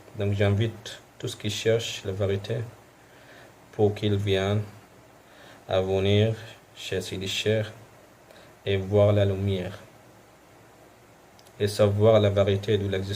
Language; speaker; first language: French; non-native, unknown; Arabic